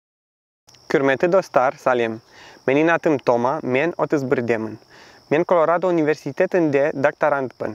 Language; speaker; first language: Kazakh; non-native, learner; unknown